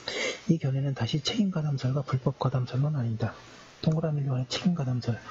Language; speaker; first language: Korean; native; Korean